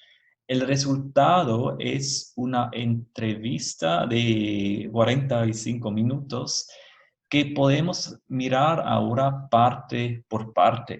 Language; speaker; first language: Spanish; non-native, fluent; German